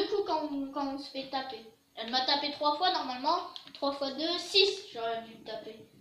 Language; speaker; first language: French; native; French